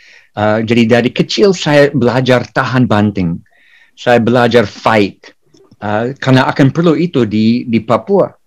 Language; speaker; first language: Indonesian; non-native, fluent; English